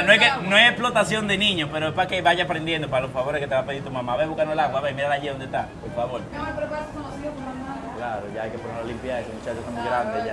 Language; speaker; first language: Spanish; native; Spanish